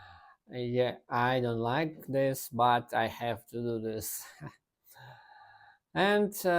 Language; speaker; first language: English; non-native, learner; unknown